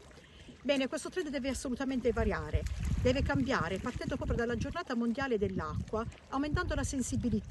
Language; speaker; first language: Italian; native; Italian